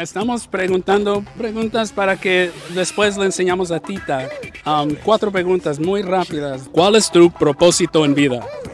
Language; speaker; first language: Spanish; early bilingual, heritage; Spanish